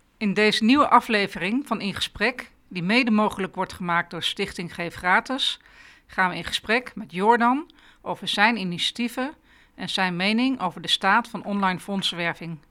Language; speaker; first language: Dutch; native; Dutch